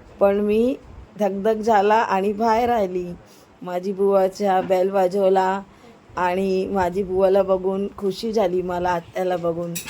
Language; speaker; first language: Marathi; non-native, local second language; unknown